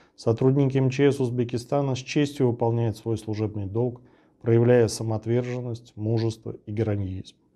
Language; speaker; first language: Russian; native; Russian